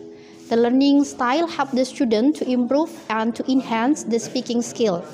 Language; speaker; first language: English; non-native, fluent; Indonesian